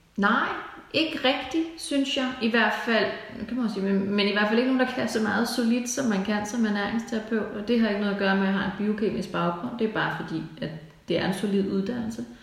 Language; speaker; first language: Danish; native; Danish